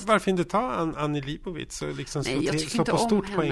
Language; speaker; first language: Swedish; native; Swedish